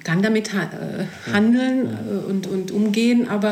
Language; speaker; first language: German; non-native, fluent; Greek